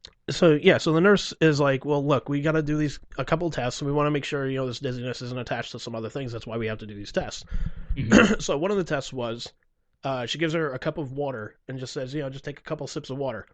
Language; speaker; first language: English; native; English